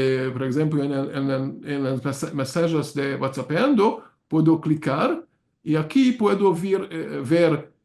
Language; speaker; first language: Spanish; non-native, learner; Hungarian